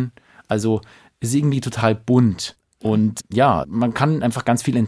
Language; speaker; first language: German; native; German